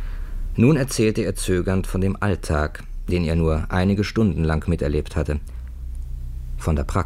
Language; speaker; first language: German; native; German